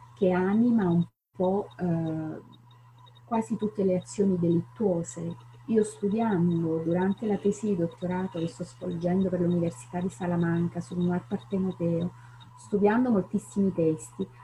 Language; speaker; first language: Italian; native; Italian